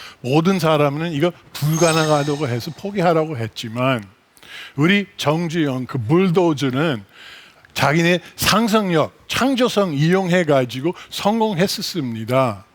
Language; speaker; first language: Korean; non-native, fluent; English